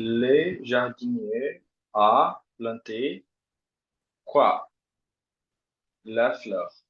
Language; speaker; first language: French; non-native, learner; Portuguese